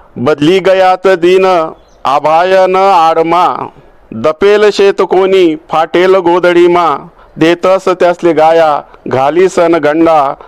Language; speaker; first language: Marathi; native; Marathi